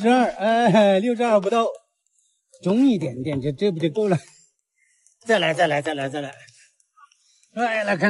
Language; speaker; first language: Chinese; native; Chinese